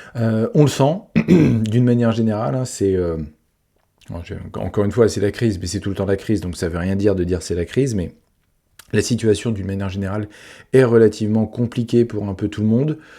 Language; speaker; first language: French; native; French